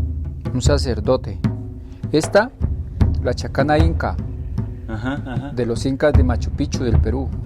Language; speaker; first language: Spanish; native; Spanish